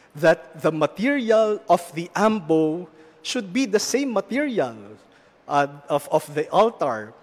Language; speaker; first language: English; non-native, local second language; Filipino